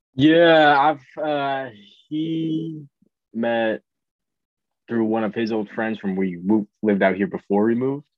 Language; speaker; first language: English; native; English